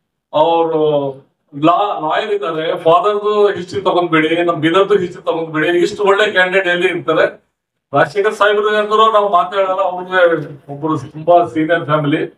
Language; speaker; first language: Kannada; non-native, local second language; Urdu